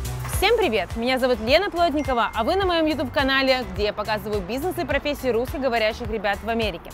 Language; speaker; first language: Russian; native; Russian